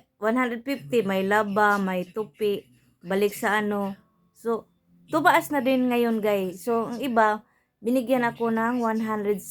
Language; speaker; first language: Filipino; native; Filipino